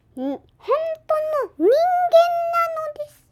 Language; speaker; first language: Japanese; early bilingual, heritage; Japanese